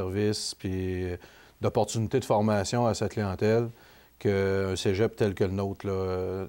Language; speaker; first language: French; native; French